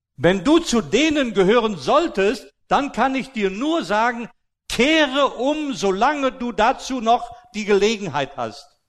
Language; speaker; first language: German; native; German